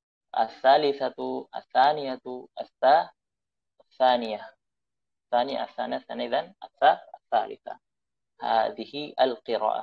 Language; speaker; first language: Arabic; non-native, fluent; Indonesian